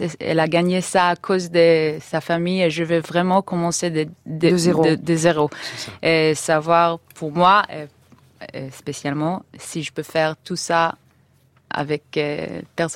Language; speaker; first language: French; non-native, learner; Hebrew